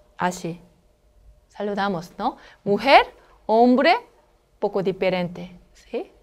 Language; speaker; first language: Spanish; non-native, learner; Korean